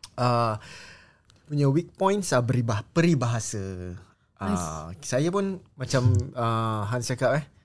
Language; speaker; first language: Malay; native; Malay